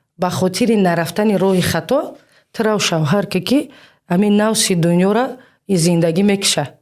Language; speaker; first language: Tajik; native; Tajik